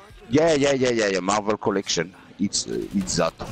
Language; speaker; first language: English; non-native, learner; French